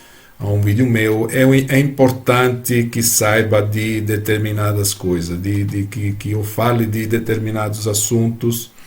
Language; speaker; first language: Portuguese; non-native, fluent; Italian